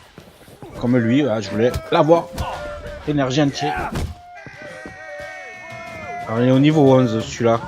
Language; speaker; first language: French; native; French